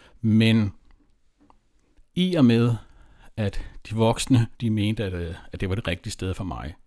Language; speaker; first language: Danish; native; Danish